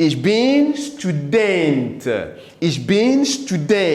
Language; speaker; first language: German; non-native, fluent; English